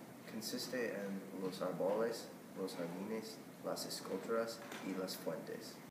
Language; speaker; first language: Spanish; non-native, learner; English